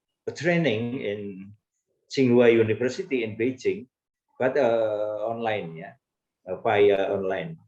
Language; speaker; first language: English; non-native, learner; Indonesian